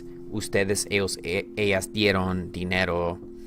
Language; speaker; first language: Spanish; non-native, fluent; English